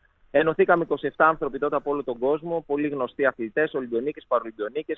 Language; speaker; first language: Greek; native; Greek